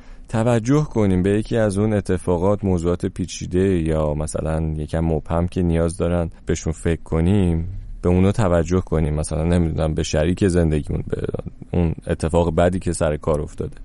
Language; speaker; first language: Persian; native; Persian